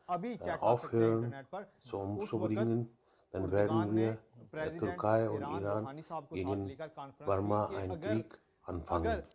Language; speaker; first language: German; non-native, learner; Urdu